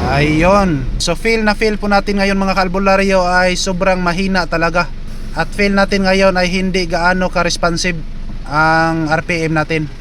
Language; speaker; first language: Filipino; non-native, local second language; Cebuano